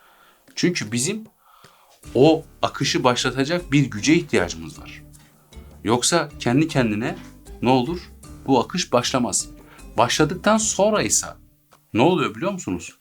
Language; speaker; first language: Turkish; native; Turkish